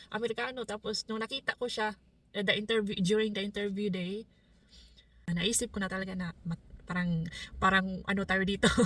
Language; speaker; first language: Filipino; non-native, local second language; Cebuano